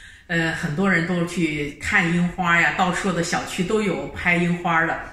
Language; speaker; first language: Chinese; native; Chinese